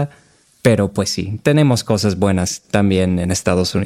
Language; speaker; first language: Spanish; non-native, fluent; English